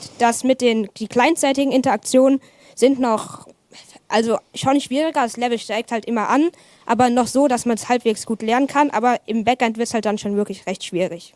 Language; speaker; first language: German; native; German